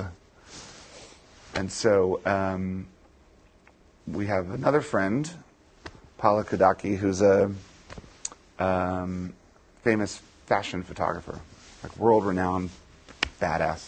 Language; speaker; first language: English; native; English